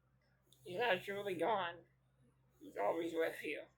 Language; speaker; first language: English; native; English